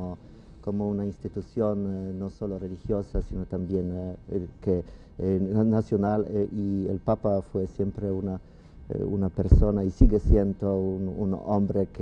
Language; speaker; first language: Spanish; non-native, fluent; Polish